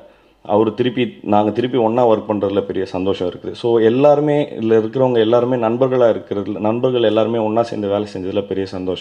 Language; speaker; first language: Tamil; native; Tamil